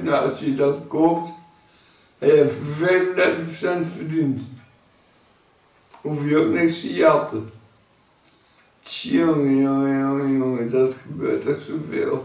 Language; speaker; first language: Dutch; native; Dutch